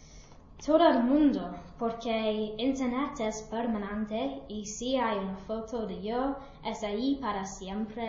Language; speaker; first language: Spanish; non-native, learner; English